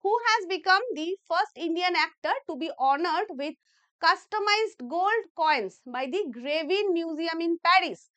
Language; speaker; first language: English; non-native, local second language; Bangla